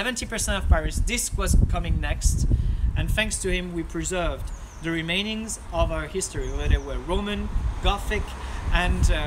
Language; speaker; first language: English; non-native, fluent; French